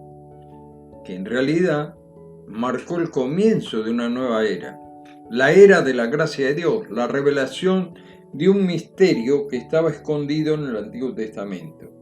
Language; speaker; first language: Spanish; native; Spanish